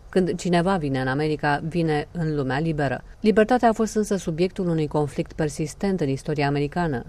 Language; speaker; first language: Romanian; native; Romanian